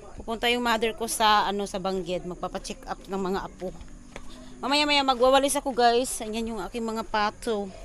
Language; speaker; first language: Filipino; non-native, local second language; Iloko